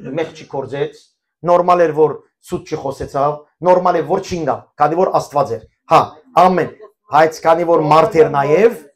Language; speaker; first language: Armenian; early bilingual, heritage; Armenian